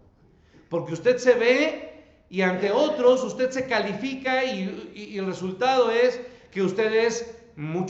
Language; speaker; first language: Spanish; native; Spanish